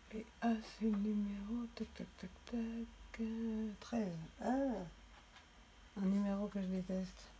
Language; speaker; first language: French; native; French